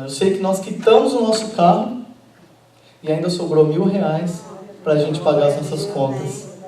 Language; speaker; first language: Portuguese; native; Portuguese